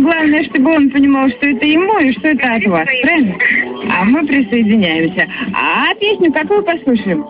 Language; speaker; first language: Russian; native; Russian